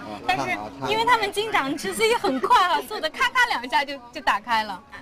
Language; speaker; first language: Chinese; native; Chinese